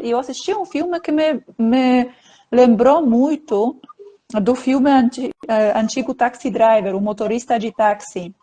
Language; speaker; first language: Portuguese; non-native, fluent; Polish